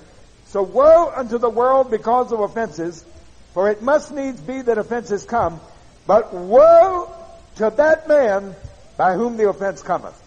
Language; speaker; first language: English; native; English